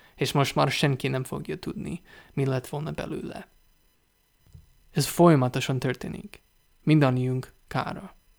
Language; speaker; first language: Hungarian; non-native, learner; English